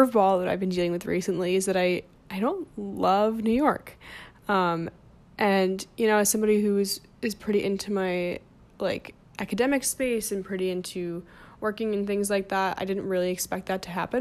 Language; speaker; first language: English; native; English